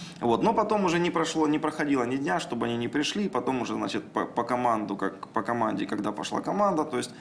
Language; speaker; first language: Russian; native; Russian